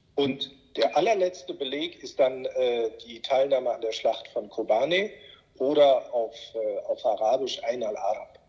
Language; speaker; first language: German; native; German